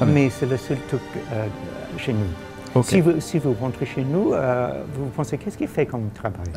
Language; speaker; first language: French; non-native, fluent; English